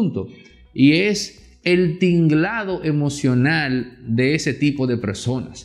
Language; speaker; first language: Spanish; native; Spanish